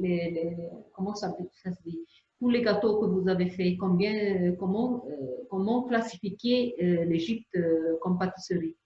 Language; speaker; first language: French; non-native, fluent; Arabic